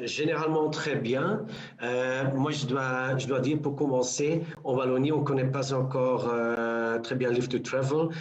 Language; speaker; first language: French; non-native, local second language; Dutch